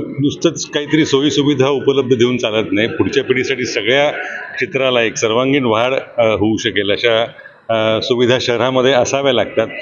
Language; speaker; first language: Marathi; native; Marathi